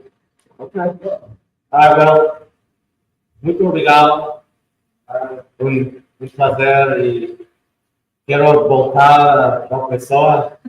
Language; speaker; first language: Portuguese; non-native, learner; English